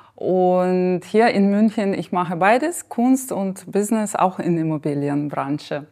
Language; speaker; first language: German; non-native, fluent; Ukrainian